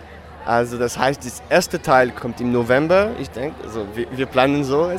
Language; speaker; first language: German; non-native, fluent; French